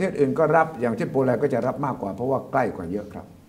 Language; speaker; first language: Thai; native; Thai